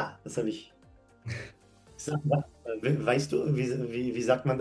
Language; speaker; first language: German; non-native, learner; English